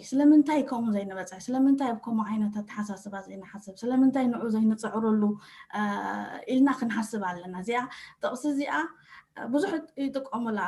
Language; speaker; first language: Tigrinya; early bilingual, heritage; Tigrinya